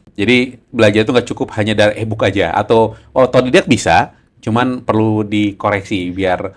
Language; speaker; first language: Indonesian; native; Indonesian